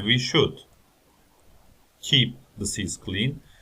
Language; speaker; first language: English; non-native, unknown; Turkish